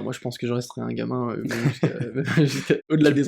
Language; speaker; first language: French; native; French